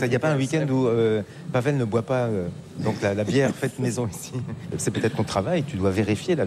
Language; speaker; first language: French; native; French